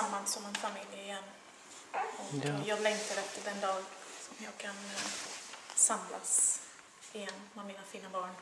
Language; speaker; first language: Swedish; non-native, fluent; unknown